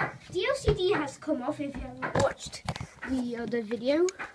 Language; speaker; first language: English; early bilingual, other home language; Polish